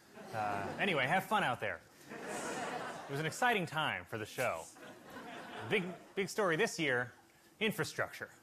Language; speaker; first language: English; native; English